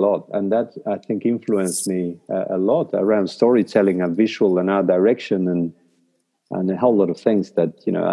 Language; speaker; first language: English; non-native, fluent; Spanish